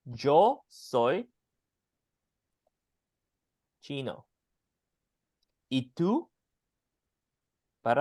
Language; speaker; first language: Spanish; non-native, learner; Cantonese